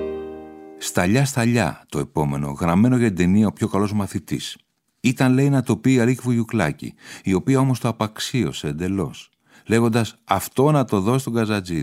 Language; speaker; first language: Greek; native; Greek